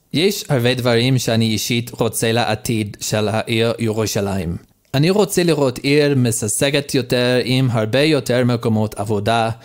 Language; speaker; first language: Hebrew; non-native, learner; English